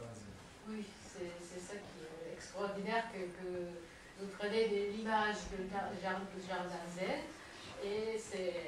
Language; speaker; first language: French; non-native, fluent; Japanese